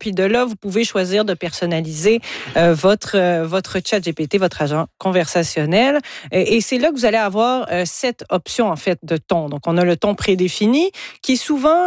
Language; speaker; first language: French; native; French